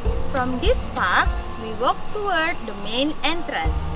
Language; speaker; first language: English; non-native, fluent; Indonesian